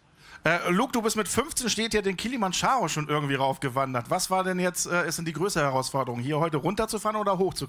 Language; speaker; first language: German; native; German